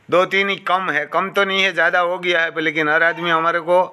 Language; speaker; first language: Hindi; non-native, local second language; Gujarati